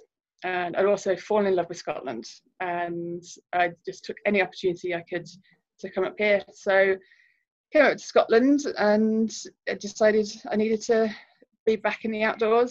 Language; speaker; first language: English; native; English